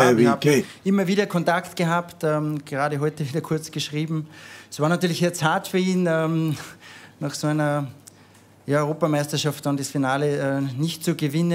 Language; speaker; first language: German; native; German